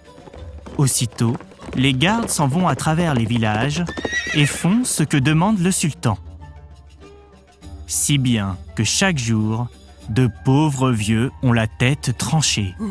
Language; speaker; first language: French; native; French